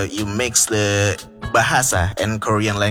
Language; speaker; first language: English; non-native, fluent; Indonesian